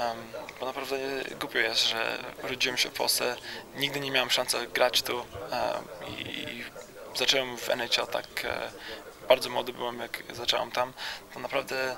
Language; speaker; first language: Polish; early bilingual, heritage; Polish